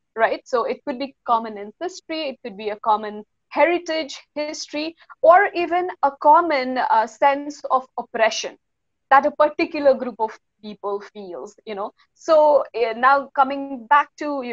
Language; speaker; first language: English; non-native, local second language; Nepali